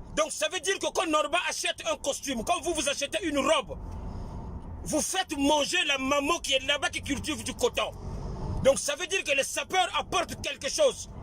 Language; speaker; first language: French; non-native, local second language; Lingala